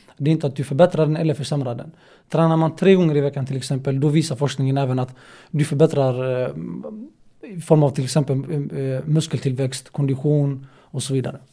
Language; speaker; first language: Swedish; early bilingual, other home language; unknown